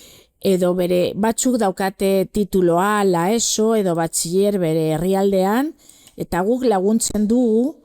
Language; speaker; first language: Basque; non-native, local second language; Spanish